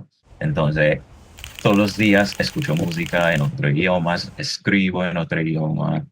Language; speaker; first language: Spanish; non-native, fluent; English